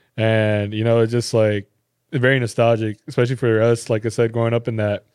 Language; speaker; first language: English; native; English